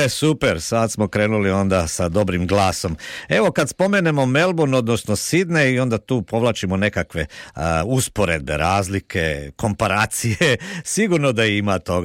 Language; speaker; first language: Serbian; native; Serbian